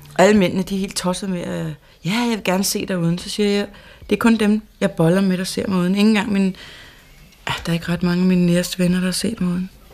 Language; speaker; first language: Danish; native; Danish